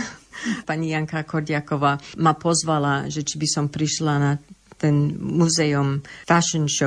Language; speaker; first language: Slovak; early bilingual, heritage; English